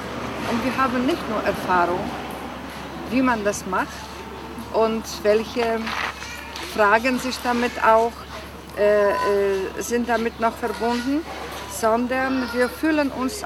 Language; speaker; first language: German; non-native, fluent; Polish